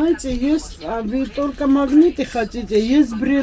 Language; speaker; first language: Russian; non-native, fluent; Georgian